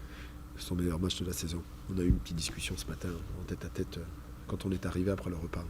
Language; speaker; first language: French; native; French